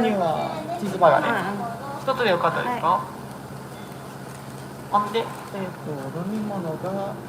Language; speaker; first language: Japanese; native; Japanese